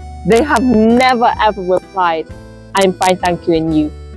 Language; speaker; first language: English; native; English